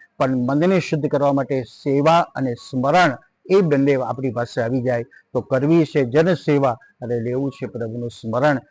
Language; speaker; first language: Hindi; non-native, local second language; Gujarati